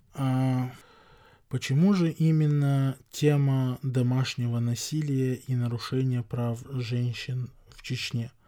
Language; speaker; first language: Russian; non-native, local second language; Chechen